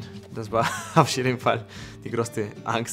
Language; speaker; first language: German; non-native, fluent; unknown